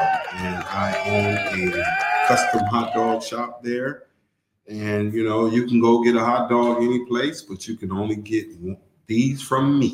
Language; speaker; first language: English; native; English